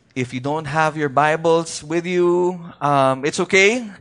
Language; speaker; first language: English; non-native, local second language; Filipino